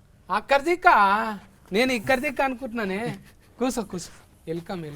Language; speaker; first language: Telugu; native; Telugu